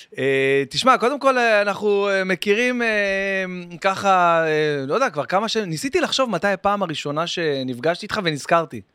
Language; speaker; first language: Hebrew; native; Hebrew